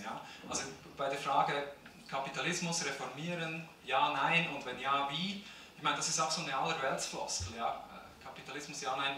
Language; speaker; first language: German; native; German